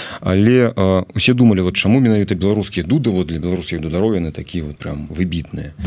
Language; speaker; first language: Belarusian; non-native, local second language; Russian